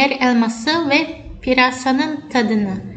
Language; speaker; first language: Turkish; non-native, fluent; Indonesian